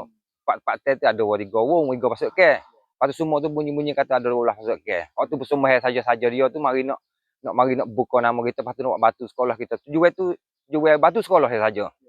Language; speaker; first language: Malay; native; Malay